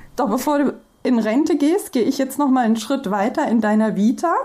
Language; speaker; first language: German; native; German